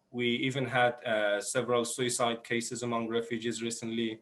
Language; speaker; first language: English; non-native, fluent; Persian